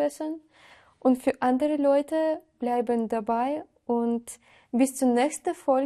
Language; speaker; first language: German; non-native, learner; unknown